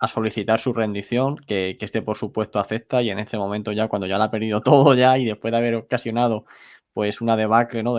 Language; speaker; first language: Spanish; native; Spanish